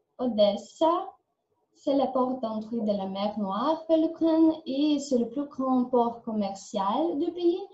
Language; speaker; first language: French; non-native, learner; Ukrainian